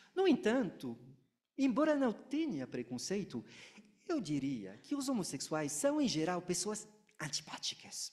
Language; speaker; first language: Portuguese; non-native, fluent; French